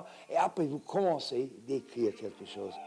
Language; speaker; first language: French; non-native, fluent; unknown